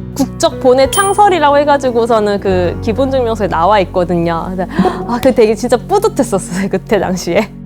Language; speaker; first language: Korean; native; Korean